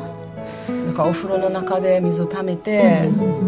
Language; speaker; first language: Japanese; non-native, fluent; Filipino